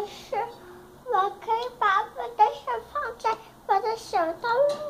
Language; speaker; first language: Chinese; early bilingual, heritage; Chinese